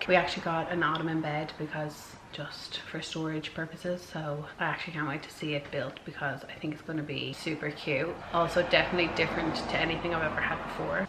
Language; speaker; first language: English; native; English